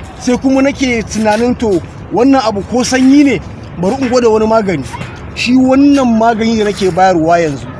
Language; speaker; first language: Hausa; non-native, local second language; Fula